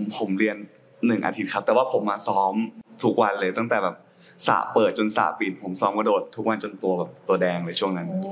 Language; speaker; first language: Thai; native; Thai